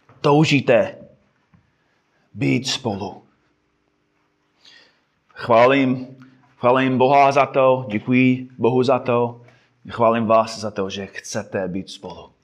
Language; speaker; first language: Czech; non-native, fluent; English